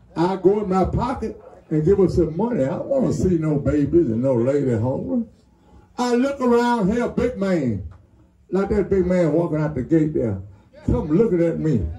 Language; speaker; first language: English; native; English